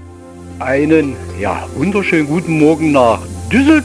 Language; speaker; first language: German; native; German